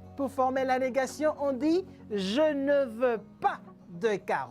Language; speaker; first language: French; non-native, fluent; Spanish